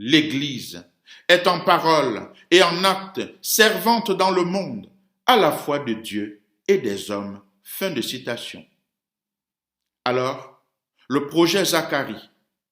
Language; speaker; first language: French; native; French